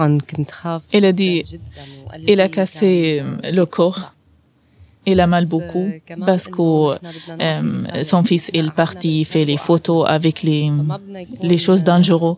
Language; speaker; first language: French; non-native, learner; Arabic